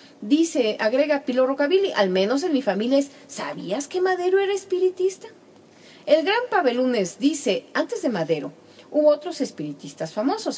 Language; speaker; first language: Spanish; native; Spanish